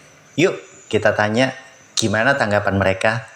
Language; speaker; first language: Indonesian; native; Indonesian